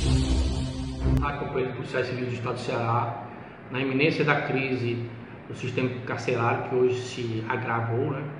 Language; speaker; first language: Portuguese; native; Portuguese